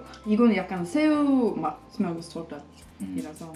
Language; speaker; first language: Korean; non-native, fluent; Swedish